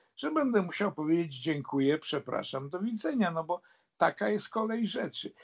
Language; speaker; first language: Polish; native; Polish